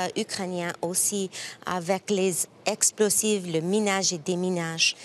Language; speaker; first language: French; non-native, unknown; English